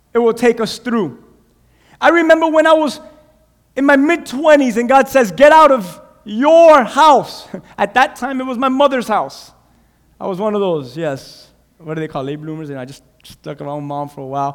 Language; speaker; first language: English; non-native, fluent; Spanish